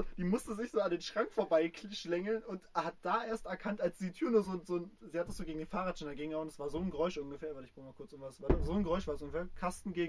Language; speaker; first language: German; native; German